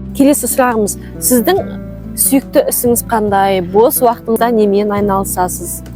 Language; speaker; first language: Kazakh; native; Kazakh